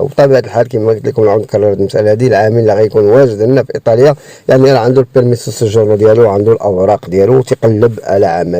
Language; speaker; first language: Arabic; native; Arabic